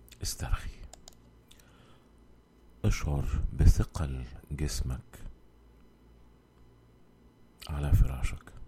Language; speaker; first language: Arabic; native; Arabic